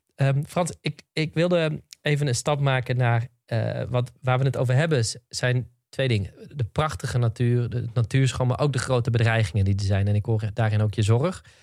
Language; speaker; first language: Dutch; native; Dutch